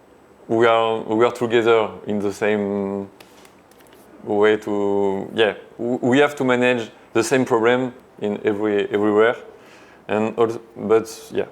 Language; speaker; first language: English; non-native, learner; French